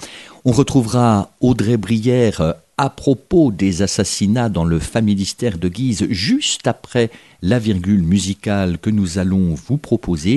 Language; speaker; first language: French; native; French